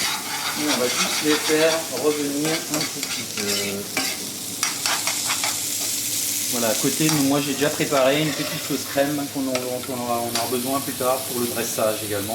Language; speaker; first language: French; native; French